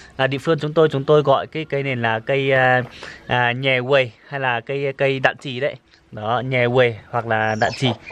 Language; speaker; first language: Vietnamese; non-native, local second language; Iu Mien